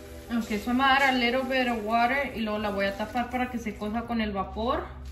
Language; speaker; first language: Spanish; early bilingual, heritage; Spanish